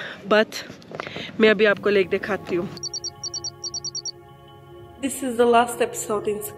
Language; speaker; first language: Hindi; non-native, fluent; Turkish